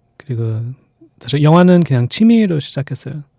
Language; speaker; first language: Korean; non-native, fluent; English